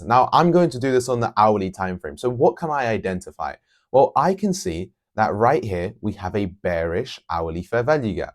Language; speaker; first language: English; native; English